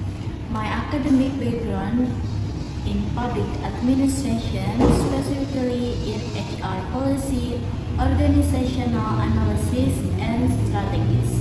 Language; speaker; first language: English; non-native, learner; Indonesian